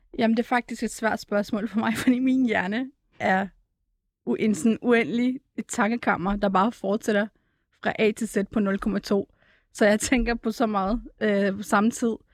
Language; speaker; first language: Danish; early bilingual, other home language; Turkish